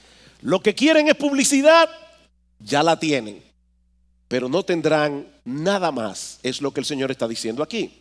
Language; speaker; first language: Spanish; native; Spanish